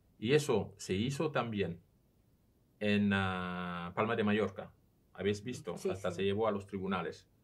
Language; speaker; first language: Spanish; non-native, fluent; Serer